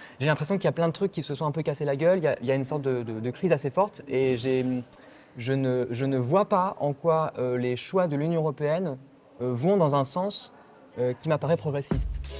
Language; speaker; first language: French; native; French